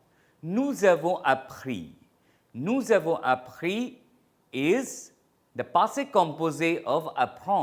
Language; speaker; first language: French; non-native, fluent; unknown